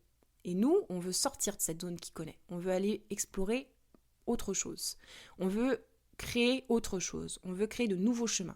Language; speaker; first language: French; native; French